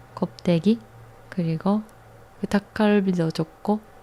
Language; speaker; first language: Korean; non-native, learner; Japanese